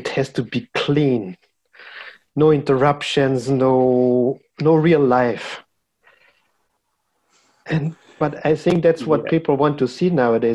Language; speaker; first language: English; non-native, fluent; German